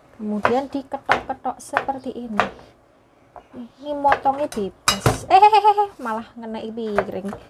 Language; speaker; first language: Indonesian; non-native, local second language; Javanese